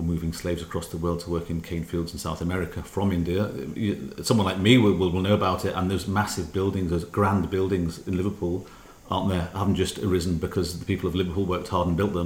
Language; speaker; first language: English; native; English